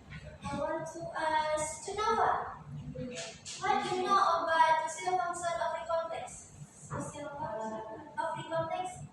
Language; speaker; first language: English; non-native, learner; Indonesian